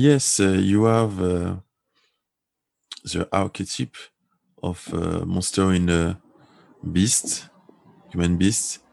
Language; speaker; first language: English; non-native, learner; French